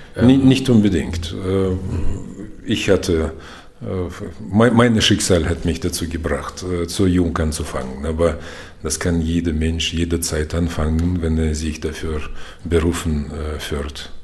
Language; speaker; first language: German; non-native, fluent; Russian